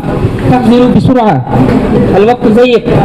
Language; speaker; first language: Arabic; non-native, learner; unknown